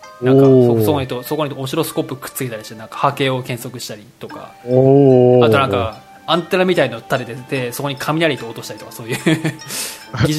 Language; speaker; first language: Japanese; native; Japanese